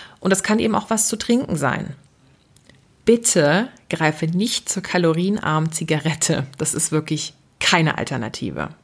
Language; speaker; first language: German; native; German